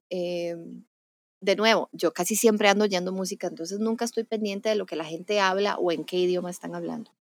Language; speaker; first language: Spanish; native; Spanish